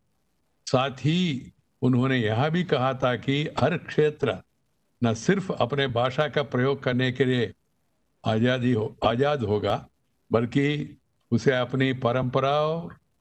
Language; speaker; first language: Hindi; non-native, local second language; Telugu